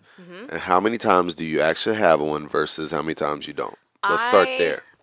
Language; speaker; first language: English; native; English